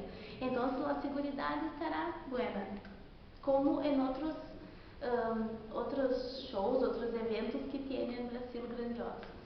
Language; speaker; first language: Spanish; non-native, learner; Portuguese